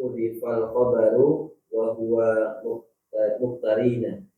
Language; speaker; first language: Arabic; non-native, learner; Indonesian